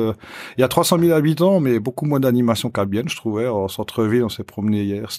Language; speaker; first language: French; native; French